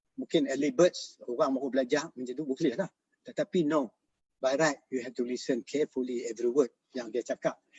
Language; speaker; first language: Malay; native; Malay